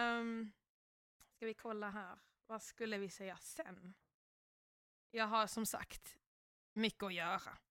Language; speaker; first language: Swedish; early bilingual, other home language; Kinyarwanda